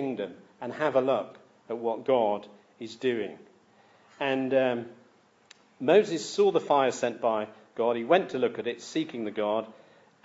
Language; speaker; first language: English; native; English